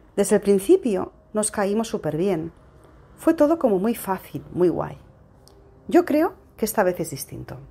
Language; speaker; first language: Spanish; non-native, local second language; Catalan